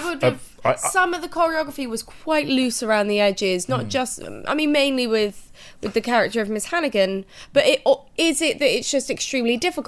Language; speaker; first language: English; native; English